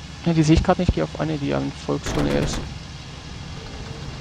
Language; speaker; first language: German; native; German